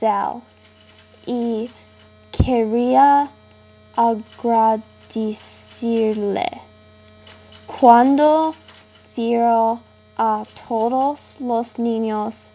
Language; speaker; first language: Spanish; non-native, learner; English